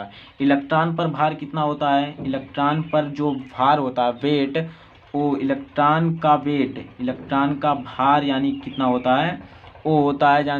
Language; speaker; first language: Hindi; native; Hindi